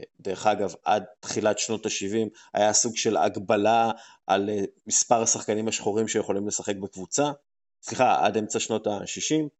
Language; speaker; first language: Hebrew; native; Hebrew